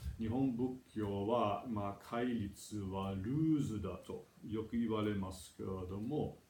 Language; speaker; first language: Japanese; non-native, fluent; German